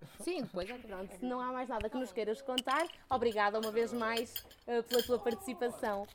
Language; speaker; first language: Portuguese; native; Portuguese